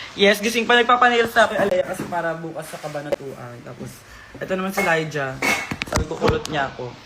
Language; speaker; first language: Filipino; native; Filipino